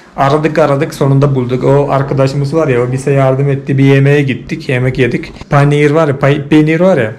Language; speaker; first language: Turkish; non-native, fluent; Malayalam